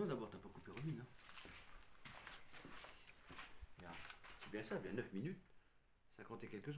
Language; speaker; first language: French; native; French